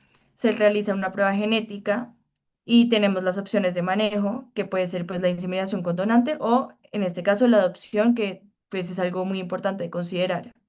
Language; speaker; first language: Spanish; native; Spanish